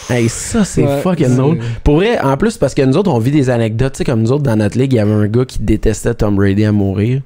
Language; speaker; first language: French; native; French